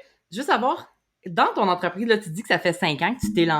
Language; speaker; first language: French; native; French